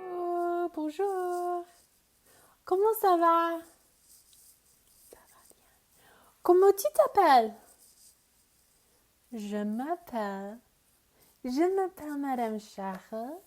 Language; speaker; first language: French; non-native, fluent; English